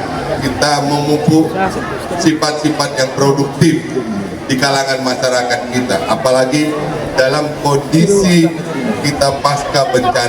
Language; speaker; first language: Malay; non-native, local second language; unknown